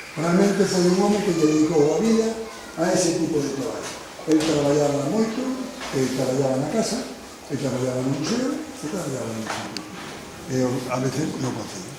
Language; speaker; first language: Galician; non-native, local second language; Spanish